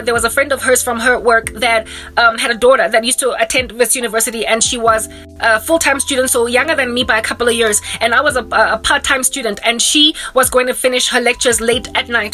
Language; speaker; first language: English; non-native, local second language; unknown